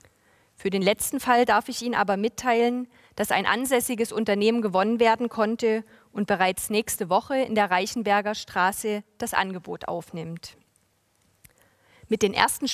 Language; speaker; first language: German; native; German